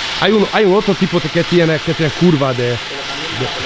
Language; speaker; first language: Spanish; non-native, learner; Hungarian